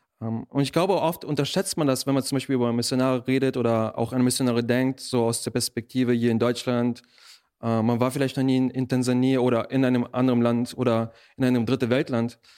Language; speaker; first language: German; early bilingual, other home language; Russian